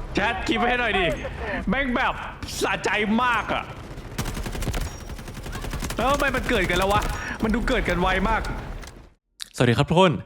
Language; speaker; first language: Thai; native; Thai